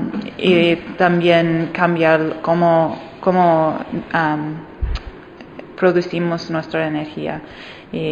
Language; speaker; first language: Spanish; non-native, fluent; English